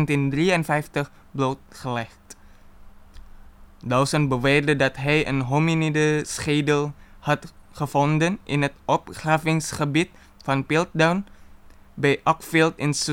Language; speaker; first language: Dutch; non-native, fluent; Indonesian